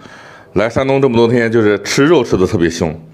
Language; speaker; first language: Chinese; native; Chinese